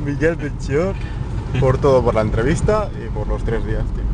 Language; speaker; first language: Spanish; native; Spanish